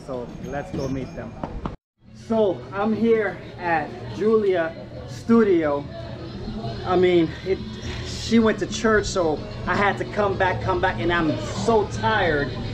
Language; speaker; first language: English; native; English